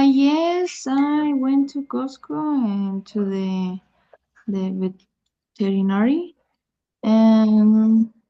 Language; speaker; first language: English; non-native, learner; Spanish